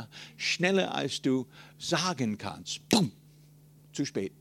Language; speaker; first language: German; non-native, fluent; English